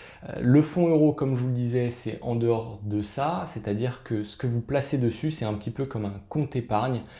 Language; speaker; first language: French; native; French